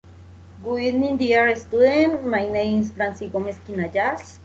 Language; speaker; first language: English; non-native, learner; Spanish